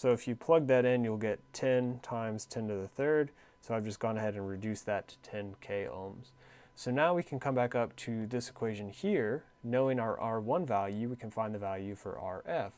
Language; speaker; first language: English; native; English